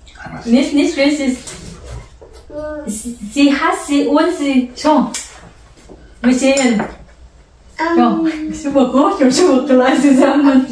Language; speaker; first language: German; non-native, learner; Vietnamese